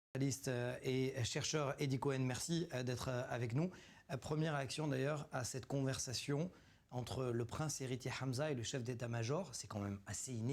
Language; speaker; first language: French; native; French